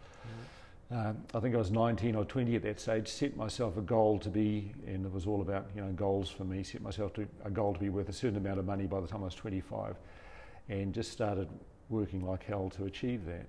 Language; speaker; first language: English; native; English